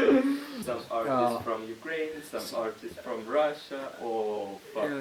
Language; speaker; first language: English; non-native, learner; Ukrainian